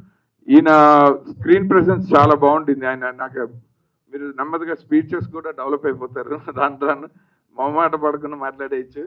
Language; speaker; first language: Telugu; native; Telugu